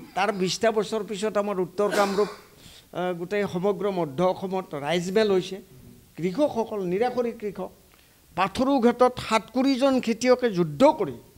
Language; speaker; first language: Assamese; native; Assamese